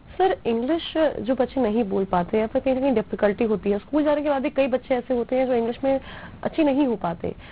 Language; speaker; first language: Hindi; native; Hindi